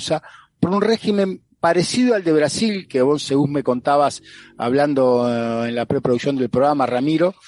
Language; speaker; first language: Spanish; native; Spanish